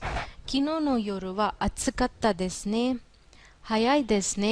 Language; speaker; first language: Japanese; non-native, fluent; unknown